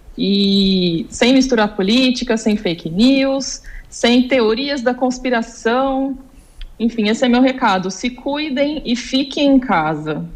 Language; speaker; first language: Portuguese; native; Portuguese